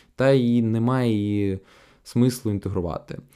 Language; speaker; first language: Ukrainian; non-native, local second language; Russian